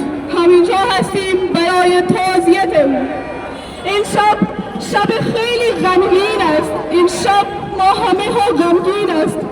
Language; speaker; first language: Persian; non-native, learner; Urdu